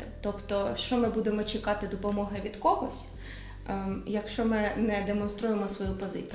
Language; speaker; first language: Ukrainian; native; Ukrainian